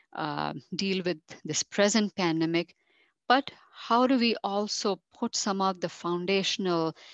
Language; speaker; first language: English; non-native, local second language; Marathi